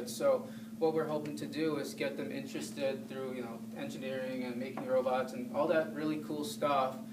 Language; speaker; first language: English; non-native, fluent; Thai